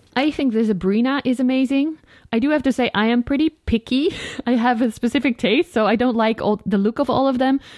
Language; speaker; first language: English; non-native, fluent; Dutch